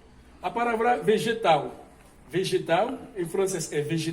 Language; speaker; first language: Portuguese; non-native, fluent; Haitian Creole